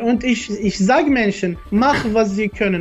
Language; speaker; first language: German; non-native, learner; Arabic